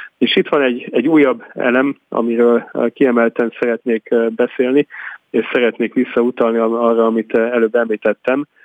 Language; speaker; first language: Hungarian; native; Hungarian